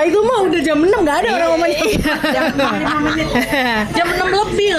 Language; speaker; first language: Indonesian; native; Indonesian